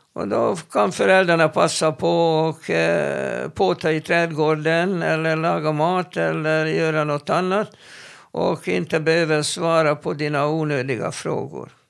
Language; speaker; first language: Swedish; non-native, fluent; Hebrew